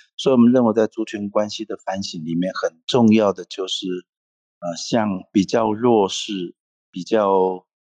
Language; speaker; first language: Chinese; non-native, local second language; Hakka Chinese